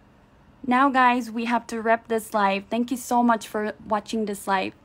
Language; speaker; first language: English; non-native, learner; Chinese